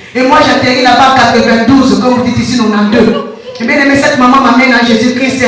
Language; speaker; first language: French; non-native, local second language; Lingala